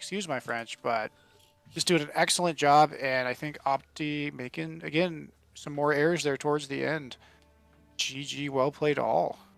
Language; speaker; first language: English; native; English